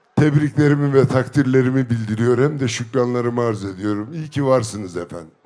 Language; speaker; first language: Turkish; native; Turkish